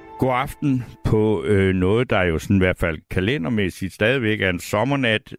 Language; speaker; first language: Danish; native; Danish